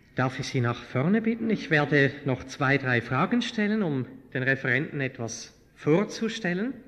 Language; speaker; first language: German; native; German